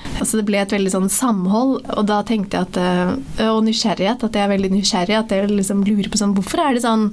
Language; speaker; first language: Norwegian; early bilingual, other home language; Somali